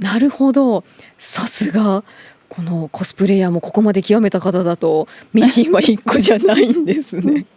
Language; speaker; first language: Japanese; native; Japanese